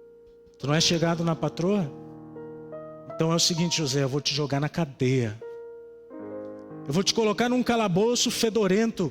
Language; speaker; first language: Portuguese; native; Portuguese